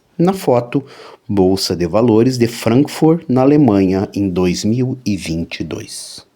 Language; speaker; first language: Portuguese; native; Portuguese